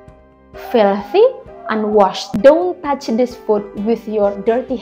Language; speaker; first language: English; non-native, fluent; Indonesian